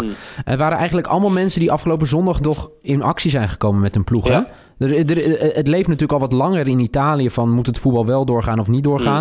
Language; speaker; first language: Dutch; native; Dutch